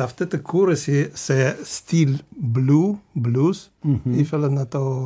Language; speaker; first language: Greek; non-native, fluent; Russian